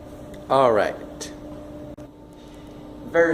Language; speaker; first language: English; non-native, fluent; Spanish